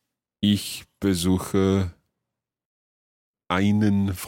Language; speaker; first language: German; non-native, learner; English